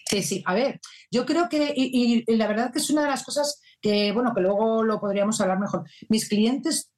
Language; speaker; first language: Spanish; native; Spanish